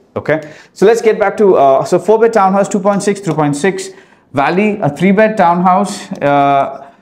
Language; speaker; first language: English; early bilingual, heritage; Arabic